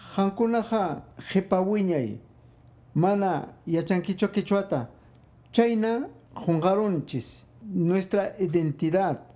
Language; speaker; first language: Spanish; non-native, local second language; Quechua